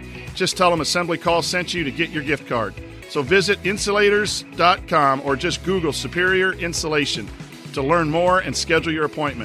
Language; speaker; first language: English; native; English